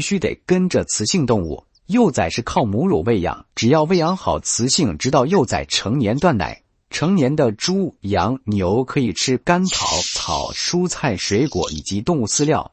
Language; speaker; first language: Chinese; native; Chinese